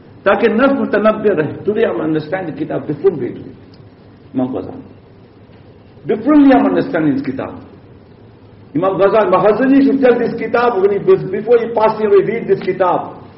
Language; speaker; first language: English; non-native, local second language; Urdu